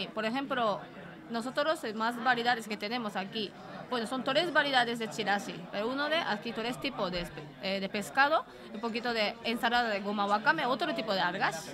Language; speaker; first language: Spanish; non-native, learner; Japanese